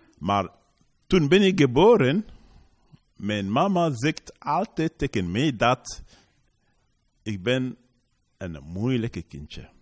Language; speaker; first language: Dutch; non-native, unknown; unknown